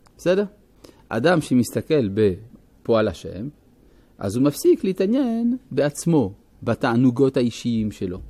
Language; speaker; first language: Hebrew; non-native, fluent; French